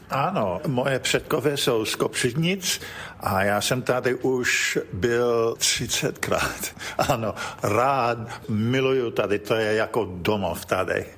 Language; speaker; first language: Czech; early bilingual, heritage; English